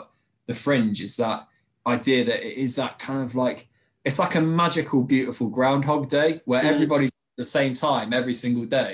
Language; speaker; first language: English; native; English